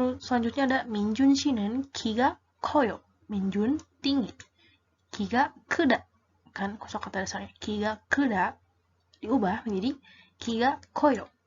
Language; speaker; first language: Indonesian; native; Indonesian